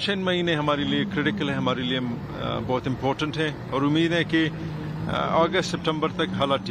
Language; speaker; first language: Hindi; non-native, fluent; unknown